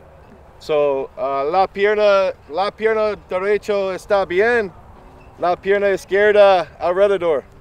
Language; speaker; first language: Spanish; non-native, learner; English